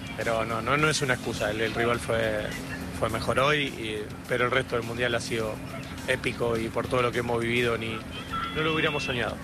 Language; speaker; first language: Spanish; native; Spanish